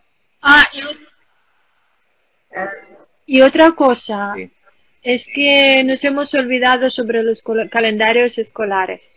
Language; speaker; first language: Spanish; non-native, fluent; Ukrainian